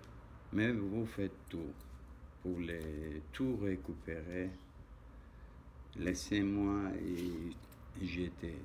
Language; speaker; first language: French; non-native, learner; Armenian